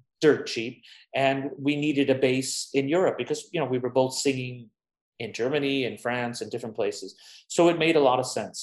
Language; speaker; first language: English; native; English